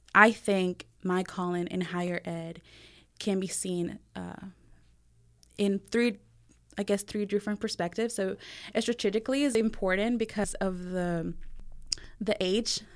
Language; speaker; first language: English; early bilingual, other home language; Spanish